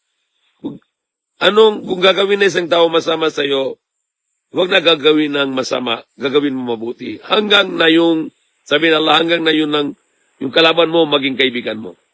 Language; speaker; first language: Filipino; non-native, learner; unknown